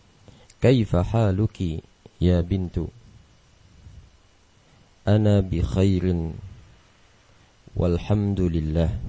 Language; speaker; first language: Arabic; non-native, fluent; Indonesian